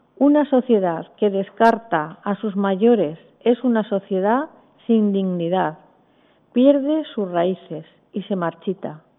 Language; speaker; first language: Spanish; native; Spanish